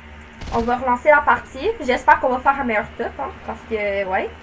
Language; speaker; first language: French; native; French